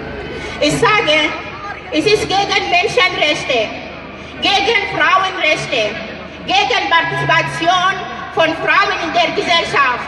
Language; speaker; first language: German; non-native, fluent; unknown